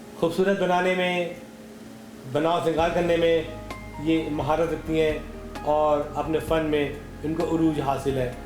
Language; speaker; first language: Urdu; native; Urdu